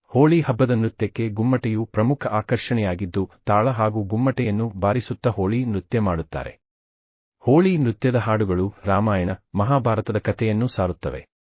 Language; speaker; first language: Kannada; native; Kannada